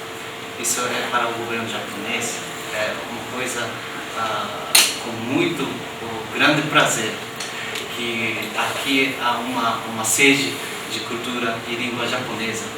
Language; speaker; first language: Portuguese; non-native, fluent; Japanese